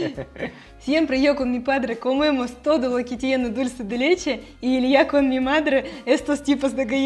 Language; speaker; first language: Spanish; non-native, fluent; Russian